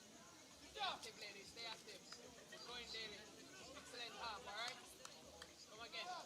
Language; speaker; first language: English; native; English